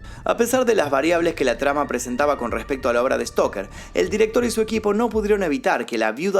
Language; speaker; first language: Spanish; native; Spanish